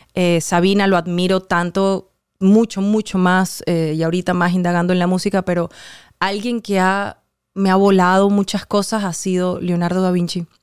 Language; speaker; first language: Spanish; native; Spanish